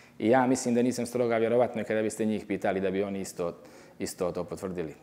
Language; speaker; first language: Serbian; native; Serbian